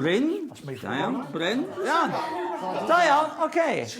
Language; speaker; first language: Welsh; non-native, fluent; English